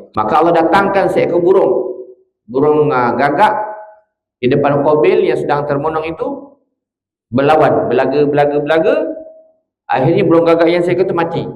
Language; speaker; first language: Malay; native; Malay